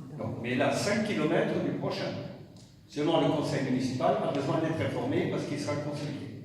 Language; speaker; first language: French; non-native, fluent; German